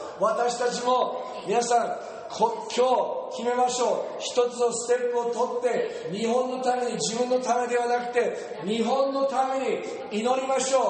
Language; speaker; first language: Japanese; non-native, fluent; English